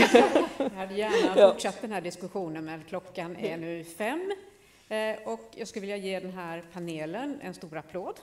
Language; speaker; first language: Swedish; native; Swedish